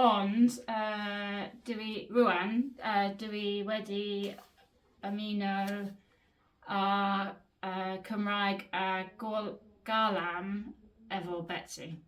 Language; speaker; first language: Welsh; non-native, learner; English